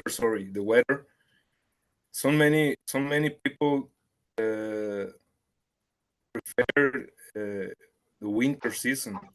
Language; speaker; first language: English; non-native, learner; Spanish